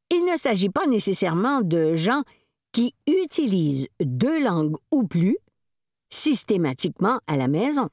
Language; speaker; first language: French; native; French